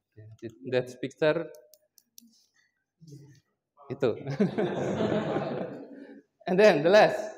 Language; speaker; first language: English; non-native, learner; Indonesian